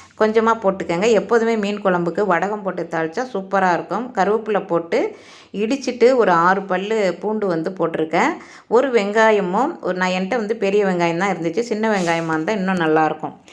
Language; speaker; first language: Tamil; native; Tamil